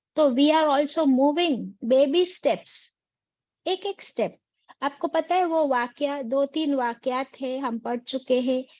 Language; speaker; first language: Urdu; native; Urdu